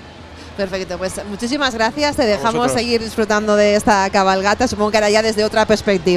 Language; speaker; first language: Catalan; native; Catalan